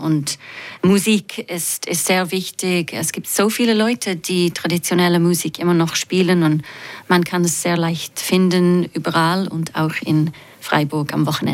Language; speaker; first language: German; non-native, fluent; English